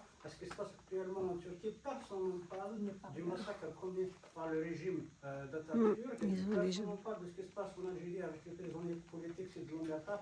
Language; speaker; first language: French; non-native, fluent; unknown